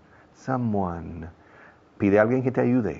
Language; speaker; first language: Spanish; non-native, fluent; English